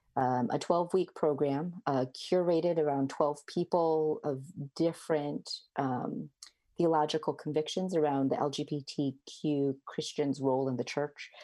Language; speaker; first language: English; native; English